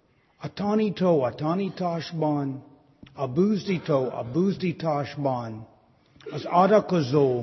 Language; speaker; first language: Hungarian; non-native, fluent; English